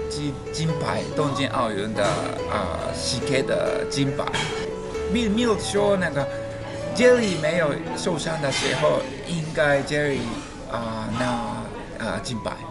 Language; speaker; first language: Chinese; non-native, learner; Japanese